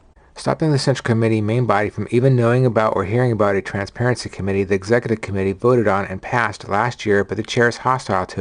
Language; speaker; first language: English; native; English